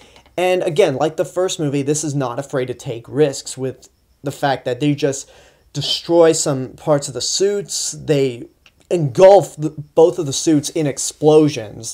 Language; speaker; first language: English; native; English